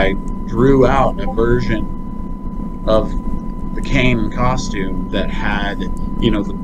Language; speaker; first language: English; native; English